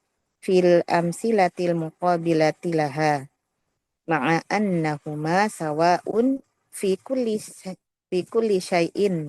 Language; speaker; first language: Arabic; non-native, learner; Indonesian